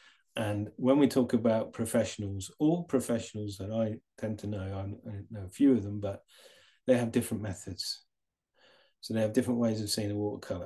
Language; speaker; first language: English; native; English